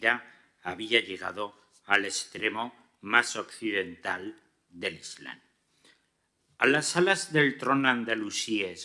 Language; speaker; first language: Spanish; native; Spanish